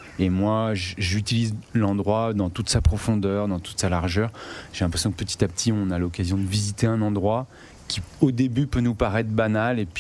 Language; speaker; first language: French; native; French